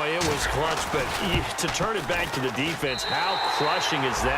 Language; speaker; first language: English; native; English